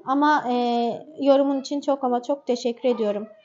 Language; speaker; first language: Turkish; native; Turkish